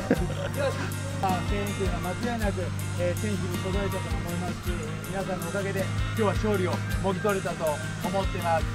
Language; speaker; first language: Japanese; native; Japanese